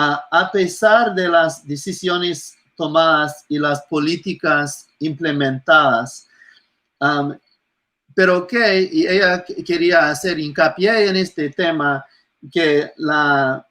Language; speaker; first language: Spanish; non-native, fluent; English